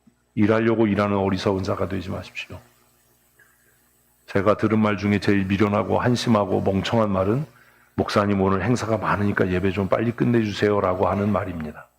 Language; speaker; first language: Korean; native; Korean